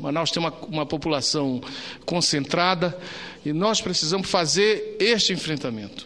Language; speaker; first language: Portuguese; native; Portuguese